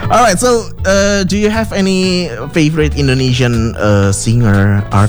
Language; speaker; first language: English; non-native, fluent; Indonesian